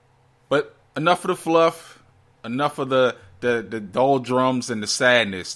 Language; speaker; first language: English; native; English